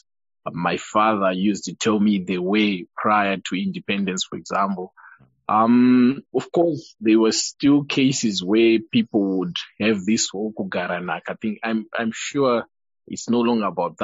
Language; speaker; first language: English; non-native, local second language; Shona